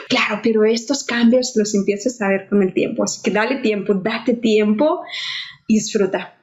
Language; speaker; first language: Spanish; non-native, fluent; Russian